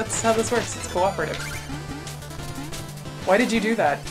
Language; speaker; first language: English; native; English